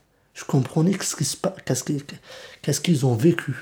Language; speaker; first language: French; early bilingual, other home language; Kurdish